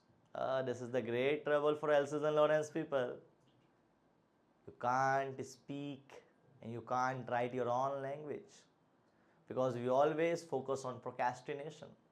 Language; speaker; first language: English; non-native, local second language; Hindi